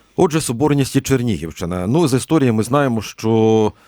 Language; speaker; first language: Ukrainian; native; Ukrainian